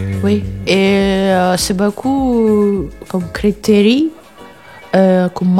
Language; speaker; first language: French; non-native, learner; Russian